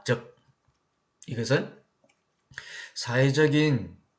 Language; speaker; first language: Korean; native; Korean